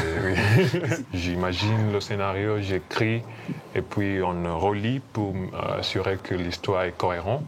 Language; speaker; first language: French; non-native, fluent; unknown